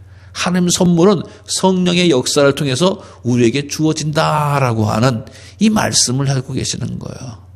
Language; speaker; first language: Korean; native; Korean